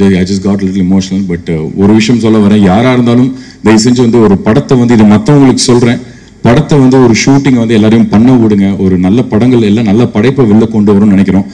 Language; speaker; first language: Tamil; native; Tamil